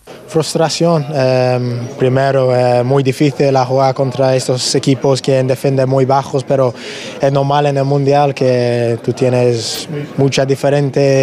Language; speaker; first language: Spanish; non-native, learner; English